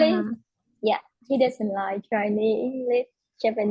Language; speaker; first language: English; non-native, learner; Vietnamese